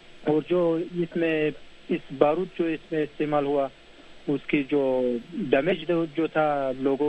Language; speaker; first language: Hindi; non-native, fluent; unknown